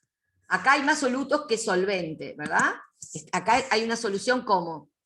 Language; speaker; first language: Spanish; native; Spanish